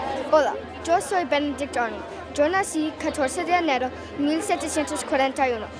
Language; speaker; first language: Spanish; non-native, learner; English